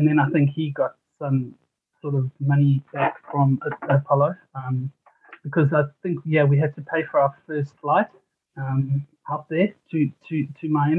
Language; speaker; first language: English; native; English